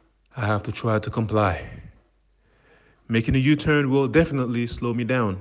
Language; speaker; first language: English; non-native, fluent; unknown